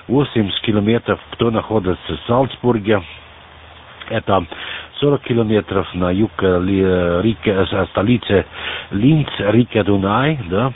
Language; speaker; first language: Russian; non-native, learner; German